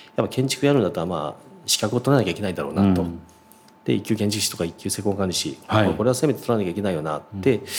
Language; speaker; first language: Japanese; native; Japanese